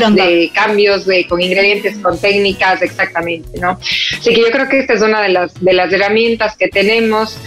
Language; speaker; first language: Spanish; native; Spanish